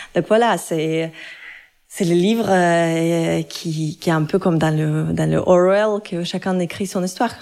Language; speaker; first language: French; non-native, fluent; Russian